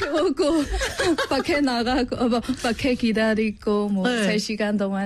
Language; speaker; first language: Korean; non-native, learner; Burmese